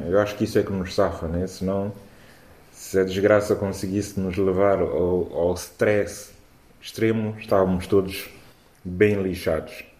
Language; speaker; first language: Portuguese; non-native, local second language; Upper Guinea Crioulo